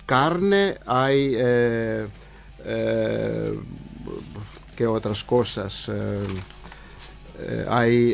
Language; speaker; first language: Spanish; non-native, learner; Greek